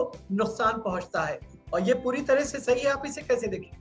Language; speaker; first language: Hindi; native; Hindi